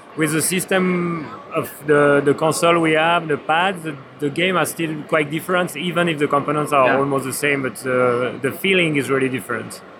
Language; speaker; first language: English; non-native, fluent; French